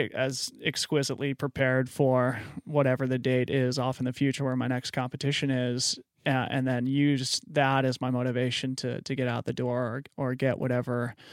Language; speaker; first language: English; native; English